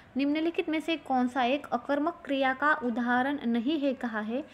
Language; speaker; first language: Hindi; non-native, local second language; Marathi